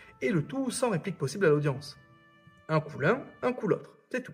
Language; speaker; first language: French; native; French